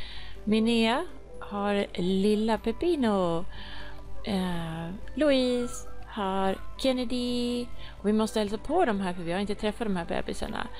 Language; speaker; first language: Swedish; native; Swedish